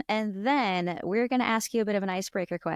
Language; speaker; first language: English; native; English